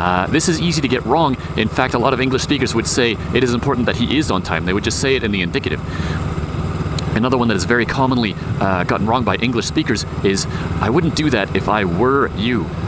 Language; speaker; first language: English; native; English